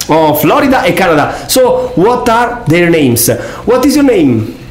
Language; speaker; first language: English; non-native, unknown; Italian